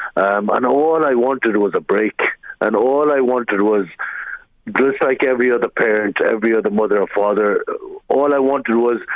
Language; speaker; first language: English; native; English